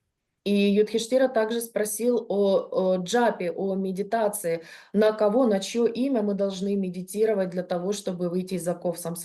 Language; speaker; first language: Russian; native; Russian